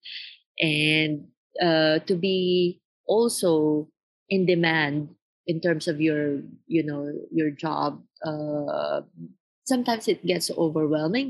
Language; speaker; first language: English; non-native, local second language; Filipino